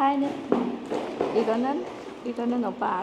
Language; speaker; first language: Korean; non-native, learner; Vietnamese